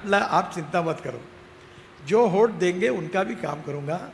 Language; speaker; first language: Hindi; non-native, local second language; Marathi